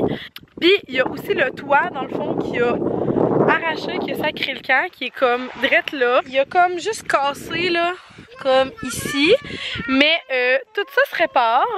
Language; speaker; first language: French; native; French